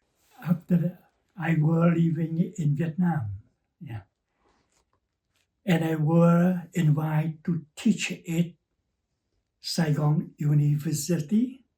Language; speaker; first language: English; non-native, learner; Chinese